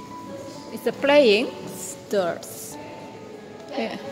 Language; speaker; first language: English; non-native, learner; Indonesian